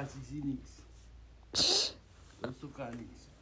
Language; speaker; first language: German; native; German